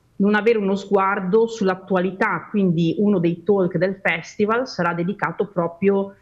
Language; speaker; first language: Italian; native; Italian